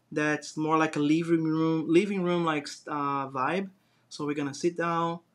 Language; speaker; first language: English; non-native, fluent; Portuguese